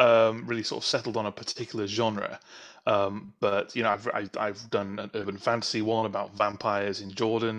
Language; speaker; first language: English; native; English